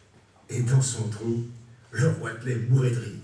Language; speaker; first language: French; native; French